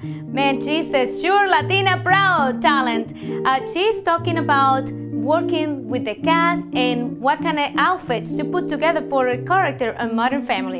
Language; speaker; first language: English; non-native, fluent; Spanish